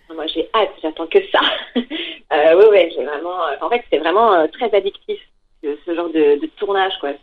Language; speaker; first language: French; native; French